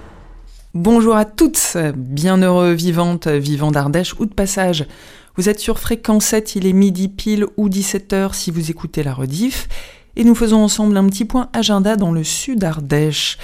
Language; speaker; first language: French; native; French